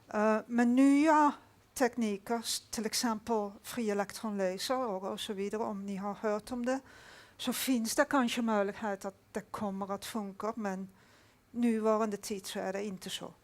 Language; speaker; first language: Swedish; non-native, fluent; Dutch